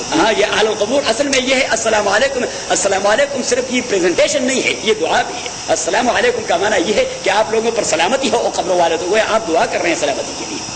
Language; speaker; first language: Urdu; non-native, local second language; Pashto